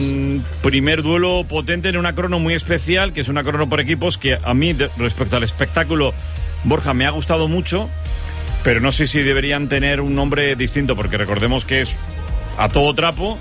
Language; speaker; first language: Spanish; native; Spanish